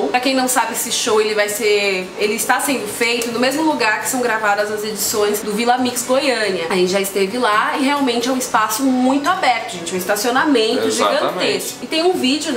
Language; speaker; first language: Portuguese; native; Portuguese